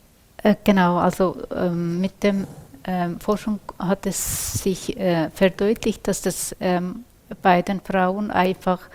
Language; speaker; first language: German; non-native, fluent; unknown